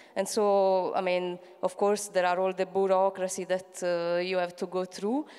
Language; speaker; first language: English; non-native, fluent; Italian